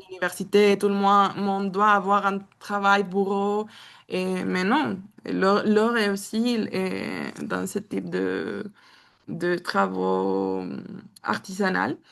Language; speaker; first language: French; non-native, learner; Spanish